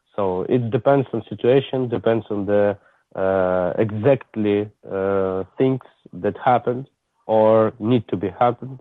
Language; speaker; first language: English; non-native, learner; Ukrainian